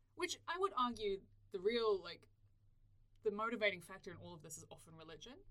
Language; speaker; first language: English; native; English